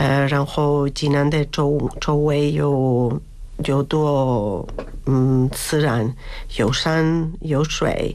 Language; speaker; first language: Chinese; non-native, learner; Spanish